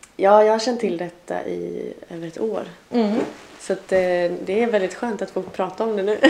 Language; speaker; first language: Swedish; native; Swedish